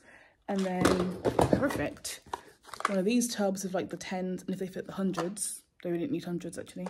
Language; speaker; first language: English; native; English